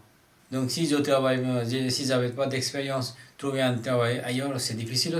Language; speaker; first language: French; non-native, learner; Bangla